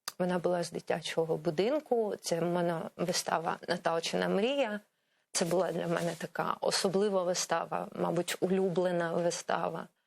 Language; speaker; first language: Ukrainian; non-native, local second language; Crimean Tatar